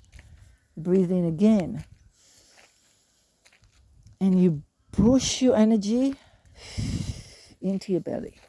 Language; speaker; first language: English; native; English